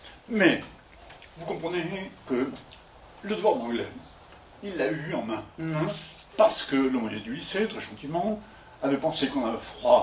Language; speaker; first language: French; native; French